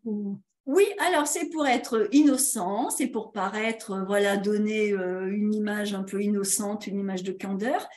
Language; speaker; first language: French; native; French